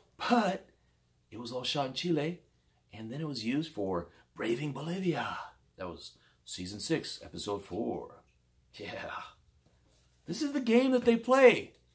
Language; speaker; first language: English; native; English